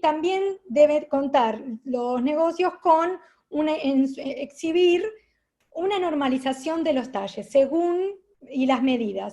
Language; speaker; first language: Spanish; native; Spanish